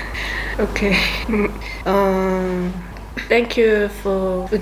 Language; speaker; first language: English; non-native, learner; Korean